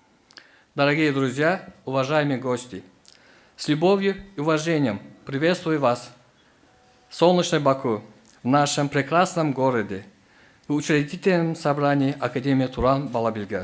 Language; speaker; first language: Russian; non-native, local second language; Azerbaijani